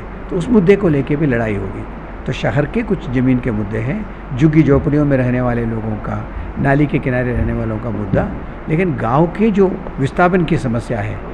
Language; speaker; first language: Hindi; native; Hindi